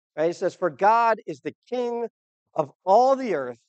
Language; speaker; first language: English; native; English